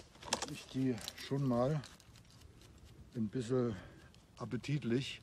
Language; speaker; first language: German; native; German